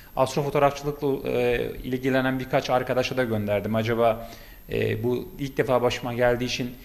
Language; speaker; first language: Turkish; native; Turkish